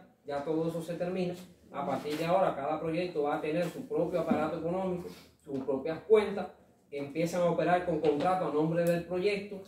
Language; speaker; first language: Spanish; native; Spanish